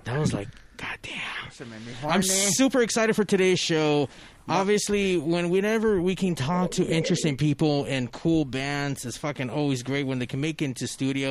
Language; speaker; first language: English; native; English